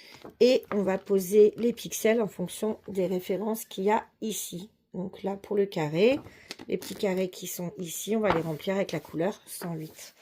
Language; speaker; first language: French; native; French